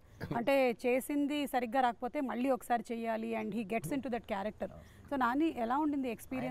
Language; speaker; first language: Telugu; native; Telugu